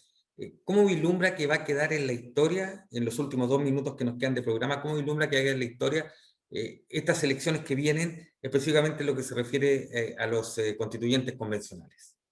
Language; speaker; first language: Spanish; native; Spanish